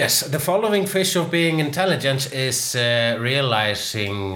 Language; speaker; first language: English; non-native, fluent; Icelandic